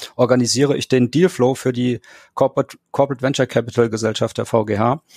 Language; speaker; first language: German; native; German